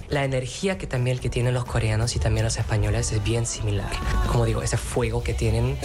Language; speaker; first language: Spanish; non-native, fluent; Korean